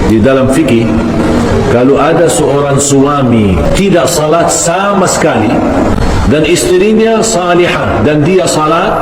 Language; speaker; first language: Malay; non-native, fluent; Arabic